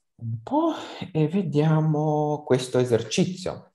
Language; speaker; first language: Italian; non-native, fluent; Ukrainian